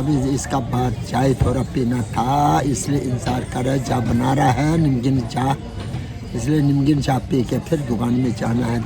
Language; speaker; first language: Hindi; non-native, local second language; Tibetan